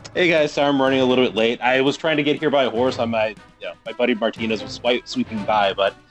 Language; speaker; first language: English; native; English